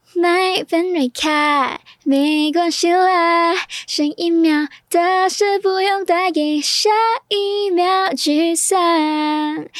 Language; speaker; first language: Chinese; non-native, fluent; Thai